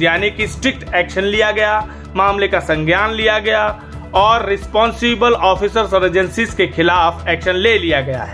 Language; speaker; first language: Hindi; native; Hindi